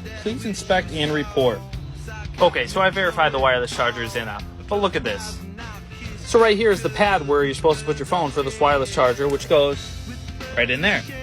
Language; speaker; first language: English; native; English